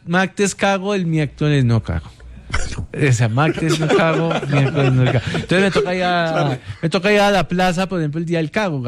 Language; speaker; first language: Spanish; native; Spanish